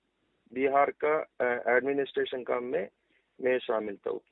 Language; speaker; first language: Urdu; non-native, local second language; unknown